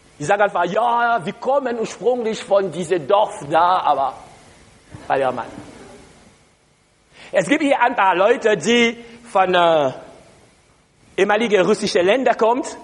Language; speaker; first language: German; non-native, learner; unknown